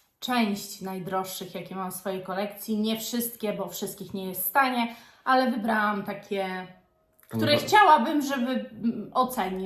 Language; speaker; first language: Polish; native; Polish